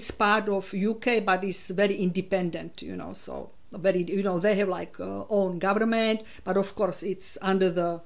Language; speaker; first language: English; non-native, fluent; Slovak